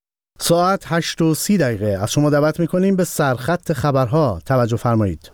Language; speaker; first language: Persian; native; Persian